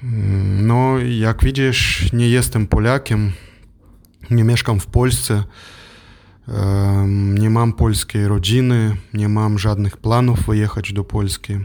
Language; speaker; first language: Polish; non-native, learner; German